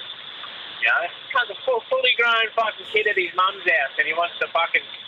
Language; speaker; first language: English; native; English